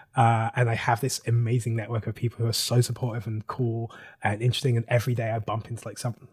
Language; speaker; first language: English; native; English